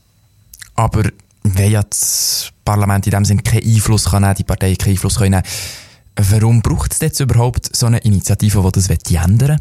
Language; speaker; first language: German; native; German